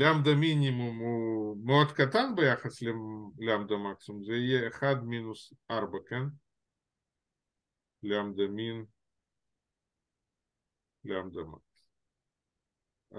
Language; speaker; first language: Hebrew; non-native, fluent; Russian